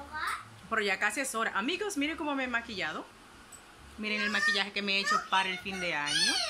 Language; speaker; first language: Spanish; native; Spanish